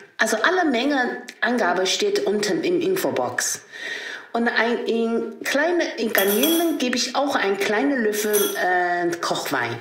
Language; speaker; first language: German; non-native, learner; Chinese